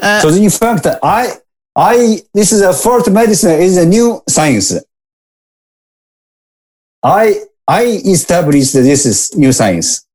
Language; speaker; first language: English; non-native, learner; Japanese